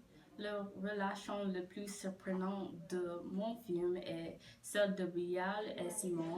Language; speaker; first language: French; non-native, learner; English